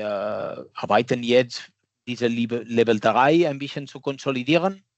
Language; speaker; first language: German; non-native, fluent; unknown